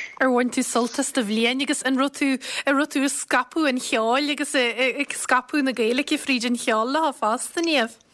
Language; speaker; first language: Irish; native; Irish